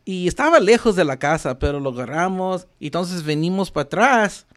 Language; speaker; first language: Spanish; early bilingual, heritage; Spanish